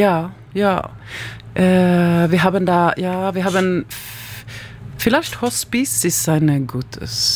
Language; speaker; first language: German; non-native, learner; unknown